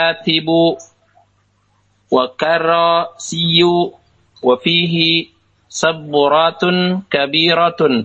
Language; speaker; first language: Arabic; non-native, learner; Indonesian